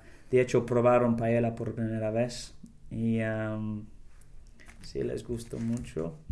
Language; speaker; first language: Spanish; non-native, learner; English